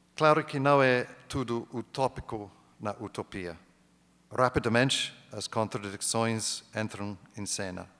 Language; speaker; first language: Portuguese; non-native, fluent; English